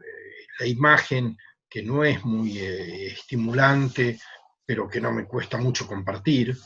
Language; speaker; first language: Spanish; native; Spanish